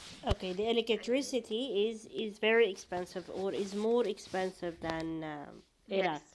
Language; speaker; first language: English; non-native, fluent; Arabic